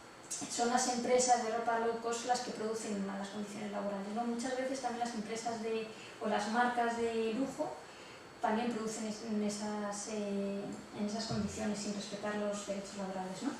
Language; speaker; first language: Spanish; native; Spanish